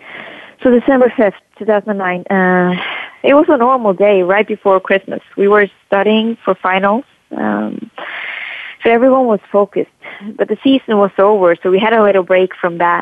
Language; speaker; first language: English; non-native, fluent; Norwegian